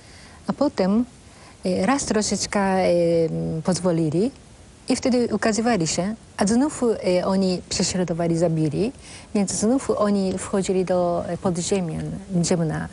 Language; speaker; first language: Polish; non-native, fluent; Japanese